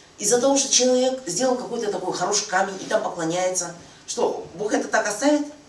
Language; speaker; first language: Russian; non-native, fluent; Korean